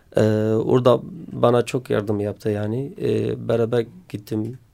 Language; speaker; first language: Turkish; non-native, learner; Kurdish